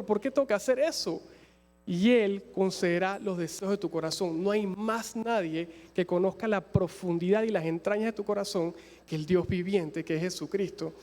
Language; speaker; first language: Spanish; native; Spanish